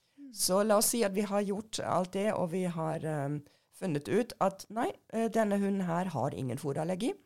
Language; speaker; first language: Norwegian; non-native, fluent; German